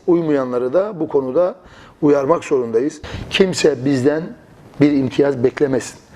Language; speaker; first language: Turkish; native; Turkish